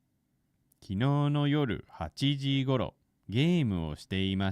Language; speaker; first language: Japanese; non-native, fluent; English